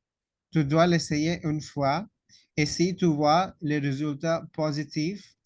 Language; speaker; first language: French; non-native, fluent; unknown